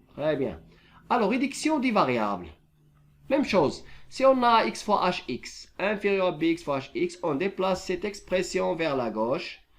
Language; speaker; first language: French; non-native, local second language; Arabic